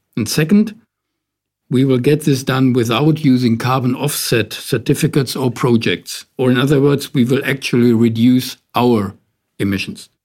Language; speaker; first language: English; non-native, fluent; German